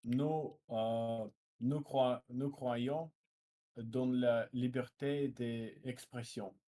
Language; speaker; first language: French; non-native, learner; Russian